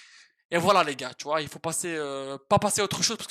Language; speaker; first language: French; native; French